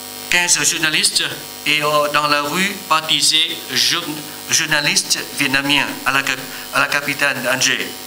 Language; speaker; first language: French; non-native, learner; Vietnamese